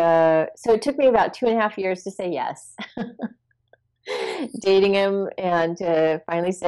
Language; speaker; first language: English; native; English